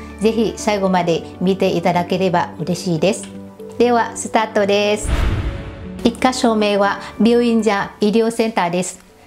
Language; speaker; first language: Japanese; non-native, fluent; Vietnamese